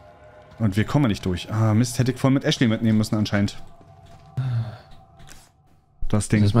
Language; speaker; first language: German; native; German